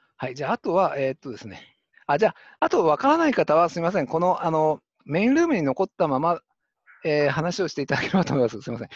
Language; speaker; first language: Japanese; native; Japanese